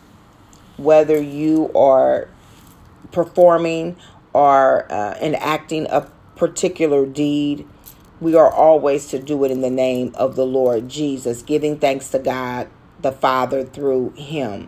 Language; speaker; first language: English; native; English